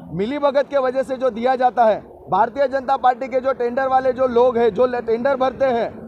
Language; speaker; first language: Hindi; non-native, local second language; Marathi